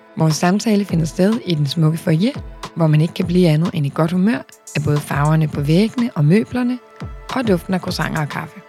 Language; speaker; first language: Danish; native; Danish